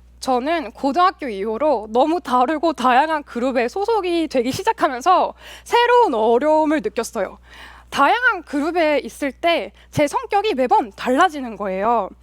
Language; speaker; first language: Korean; early bilingual, heritage; Korean